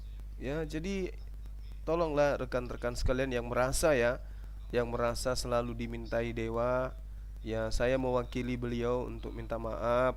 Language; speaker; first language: Indonesian; native; Indonesian